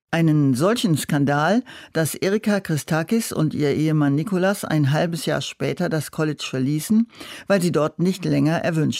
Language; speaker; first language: German; native; German